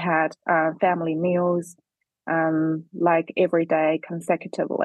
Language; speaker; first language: English; non-native, fluent; Chinese